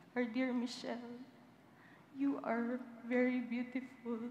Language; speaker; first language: English; non-native, local second language; Filipino